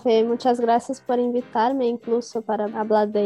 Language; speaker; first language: Spanish; non-native, learner; Portuguese